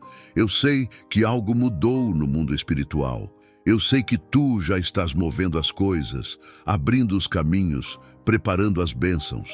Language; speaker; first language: Portuguese; native; Portuguese